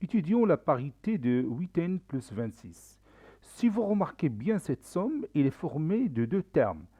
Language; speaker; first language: French; non-native, local second language; Arabic